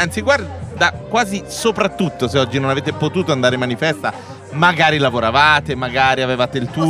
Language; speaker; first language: Italian; native; Italian